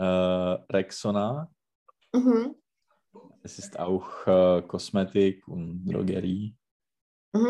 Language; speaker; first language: German; non-native, learner; Czech